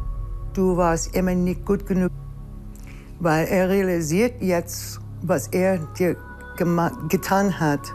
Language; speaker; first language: German; non-native, learner; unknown